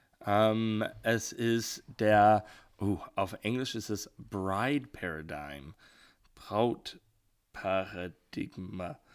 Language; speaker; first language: German; non-native, learner; English